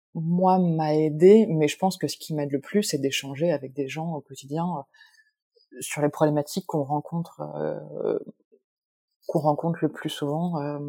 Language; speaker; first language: French; native; French